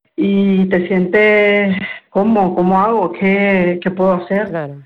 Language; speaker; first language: Spanish; native; Spanish